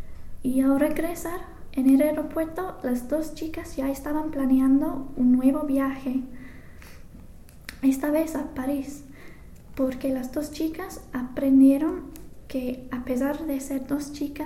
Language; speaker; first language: Spanish; non-native, fluent; English